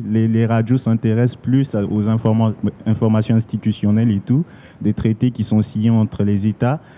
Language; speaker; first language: French; non-native, local second language; Sango